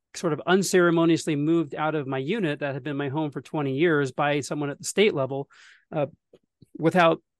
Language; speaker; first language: English; native; English